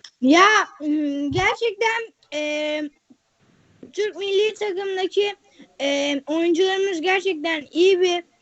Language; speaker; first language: Turkish; early bilingual, heritage; Turkish